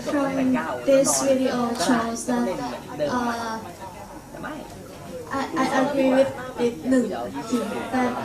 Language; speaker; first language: English; non-native, learner; Thai